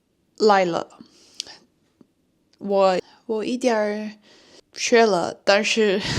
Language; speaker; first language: Chinese; non-native, learner; Turkish